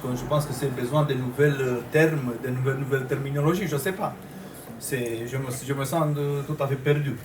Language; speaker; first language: French; non-native, fluent; Romanian